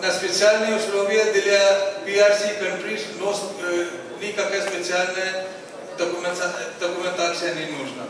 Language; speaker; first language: Russian; non-native, learner; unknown